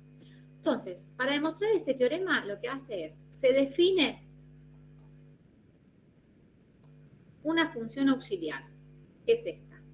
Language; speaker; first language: Spanish; native; Spanish